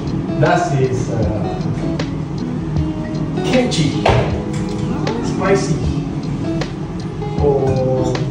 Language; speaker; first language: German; non-native, learner; Filipino